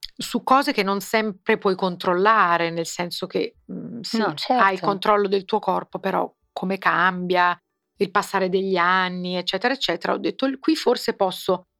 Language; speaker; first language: Italian; native; Italian